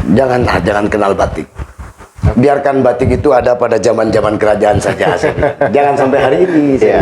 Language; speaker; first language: Indonesian; non-native, local second language; Madurese